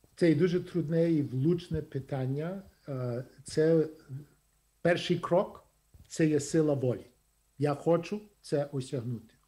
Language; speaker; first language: Ukrainian; early bilingual, heritage; Ukrainian